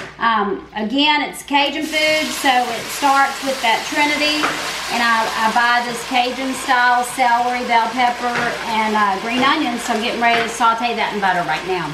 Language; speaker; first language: English; native; English